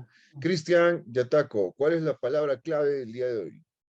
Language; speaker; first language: Spanish; native; Spanish